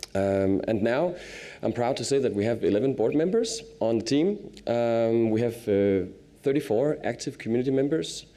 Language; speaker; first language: English; non-native, fluent; Danish